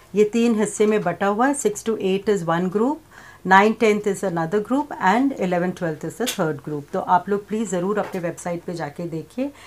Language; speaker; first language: Hindi; native; Hindi